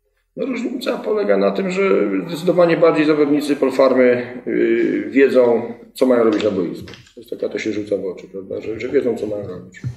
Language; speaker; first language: Polish; native; Polish